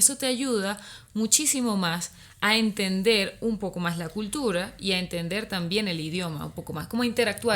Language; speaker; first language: Spanish; native; Spanish